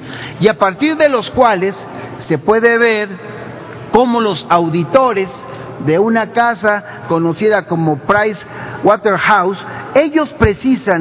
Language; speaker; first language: Spanish; native; Spanish